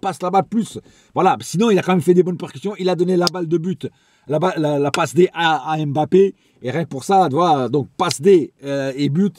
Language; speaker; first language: French; native; French